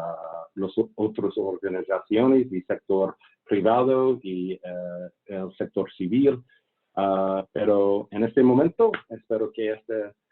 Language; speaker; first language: Spanish; non-native, fluent; English